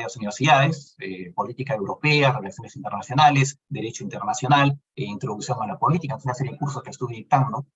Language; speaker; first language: Spanish; native; Spanish